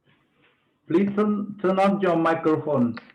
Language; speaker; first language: English; non-native, fluent; Vietnamese